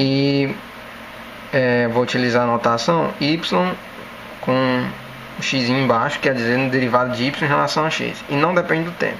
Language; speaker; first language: Portuguese; native; Portuguese